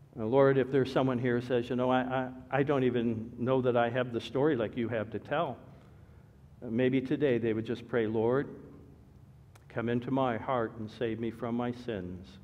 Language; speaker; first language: English; native; English